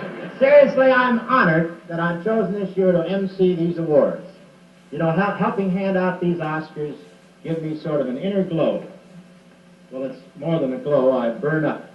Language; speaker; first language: English; native; English